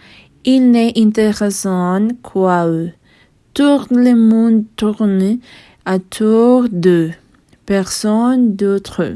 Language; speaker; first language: French; non-native, learner; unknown